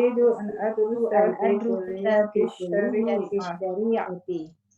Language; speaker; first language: Arabic; non-native, learner; Indonesian